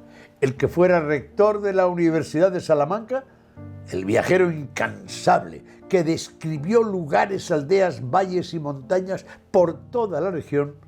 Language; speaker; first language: Spanish; native; Spanish